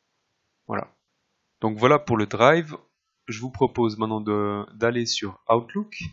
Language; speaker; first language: French; native; French